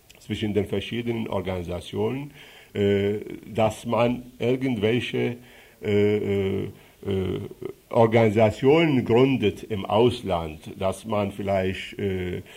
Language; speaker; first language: German; non-native, fluent; Arabic